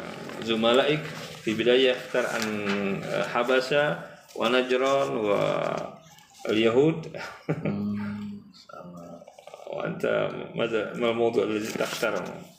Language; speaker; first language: Arabic; non-native, fluent; Indonesian